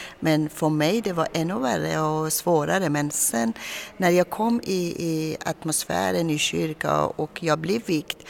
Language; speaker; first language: Swedish; non-native, fluent; Persian